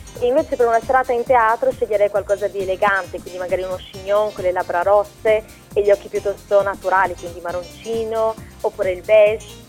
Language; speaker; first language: Italian; early bilingual, other home language; Albanian